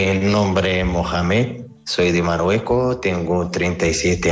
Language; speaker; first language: Spanish; non-native, learner; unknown